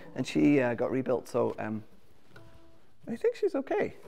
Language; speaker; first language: English; native; English